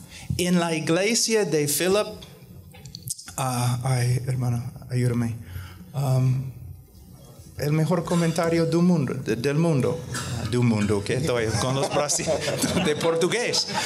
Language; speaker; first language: Spanish; non-native, fluent; English